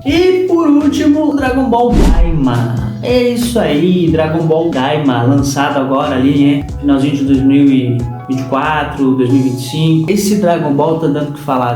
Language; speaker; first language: Portuguese; native; Portuguese